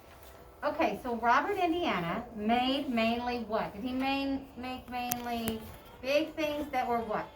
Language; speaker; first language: English; native; English